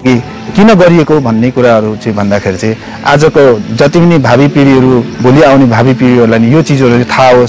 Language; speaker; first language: Nepali; native; Nepali